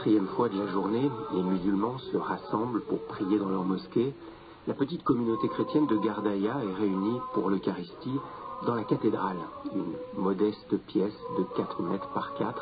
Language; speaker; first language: French; native; French